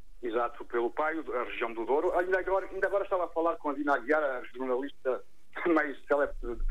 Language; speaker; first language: Portuguese; early bilingual, heritage; Portuguese